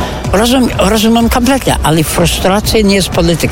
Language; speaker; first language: Polish; non-native, fluent; English